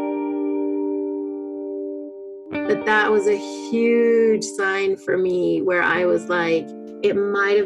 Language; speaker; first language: English; native; English